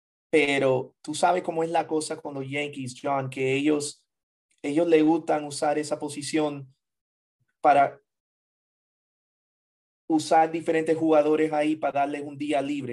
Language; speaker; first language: Spanish; early bilingual, heritage; Spanish